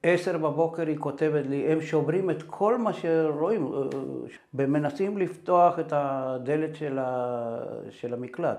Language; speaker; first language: Hebrew; non-native, fluent; Spanish